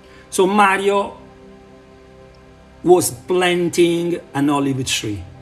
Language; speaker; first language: English; non-native, learner; Italian